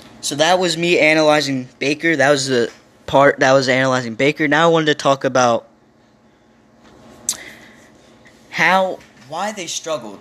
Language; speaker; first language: English; native; English